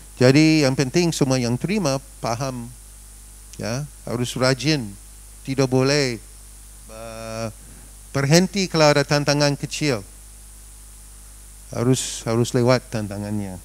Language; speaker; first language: Indonesian; non-native, fluent; English